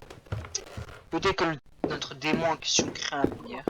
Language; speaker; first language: French; native; French